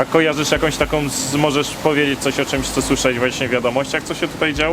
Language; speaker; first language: Polish; native; Polish